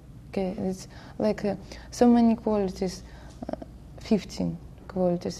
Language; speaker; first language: English; non-native, learner; Russian